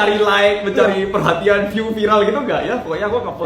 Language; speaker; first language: Indonesian; native; Indonesian